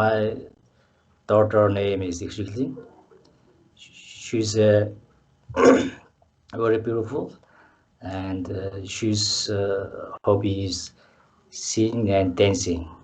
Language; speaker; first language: English; non-native, learner; Mongolian